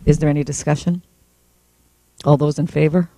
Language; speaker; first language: English; native; English